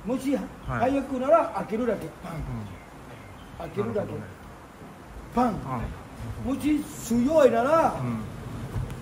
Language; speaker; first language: Japanese; non-native, learner; Thai